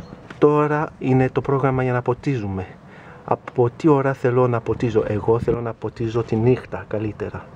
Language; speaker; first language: Greek; non-native, learner; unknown